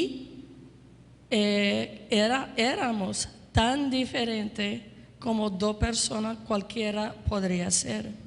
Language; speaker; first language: Spanish; non-native, fluent; English